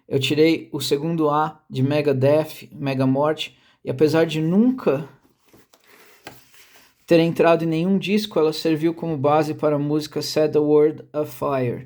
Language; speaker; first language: Portuguese; native; Portuguese